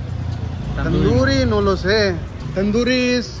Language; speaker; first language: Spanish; non-native, learner; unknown